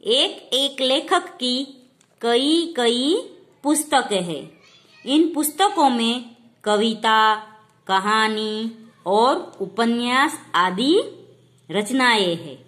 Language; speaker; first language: Hindi; non-native, local second language; Gujarati